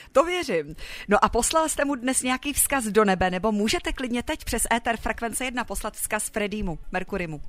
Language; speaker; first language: Czech; native; Czech